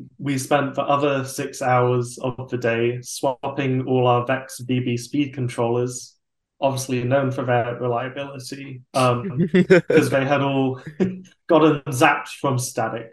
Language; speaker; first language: English; native; English